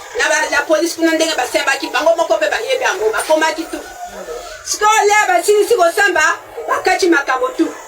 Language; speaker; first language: Lingala; native; Lingala